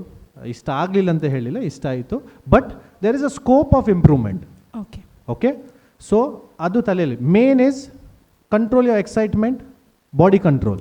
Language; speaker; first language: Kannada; non-native, local second language; Tulu